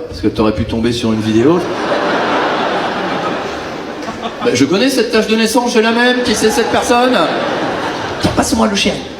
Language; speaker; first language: French; native; French